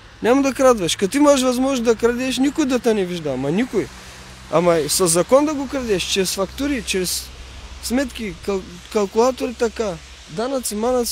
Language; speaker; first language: Bulgarian; native; Bulgarian